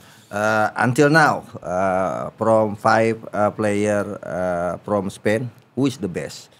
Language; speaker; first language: English; non-native, learner; Indonesian